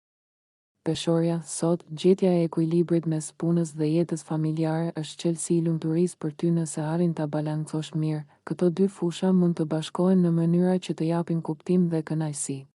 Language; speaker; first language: Albanian; native; Albanian